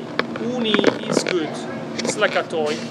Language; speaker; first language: English; non-native, fluent; Italian